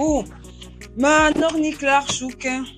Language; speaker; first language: Dutch; non-native, learner; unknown